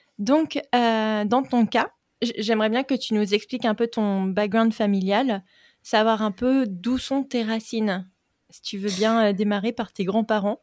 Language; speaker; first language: French; native; French